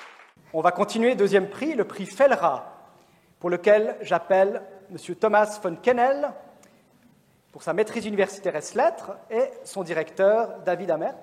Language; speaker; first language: French; native; French